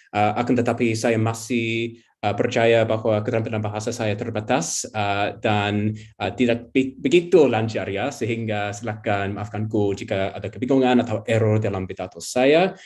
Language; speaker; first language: Indonesian; non-native, fluent; English